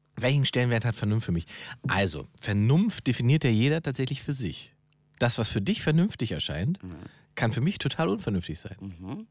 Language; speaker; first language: German; native; German